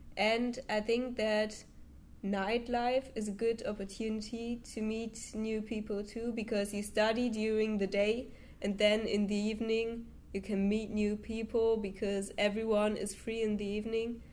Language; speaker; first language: English; non-native, fluent; German